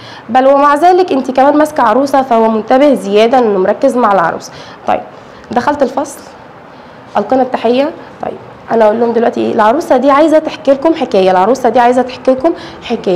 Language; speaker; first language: Arabic; native; Arabic